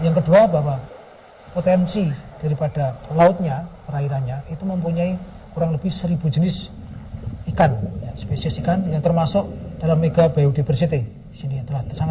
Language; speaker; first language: Indonesian; native; Indonesian